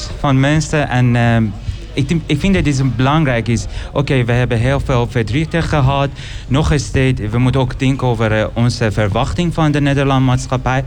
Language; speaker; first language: Dutch; non-native, learner; Persian